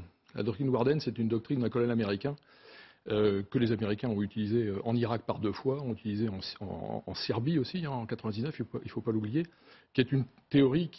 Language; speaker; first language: French; native; French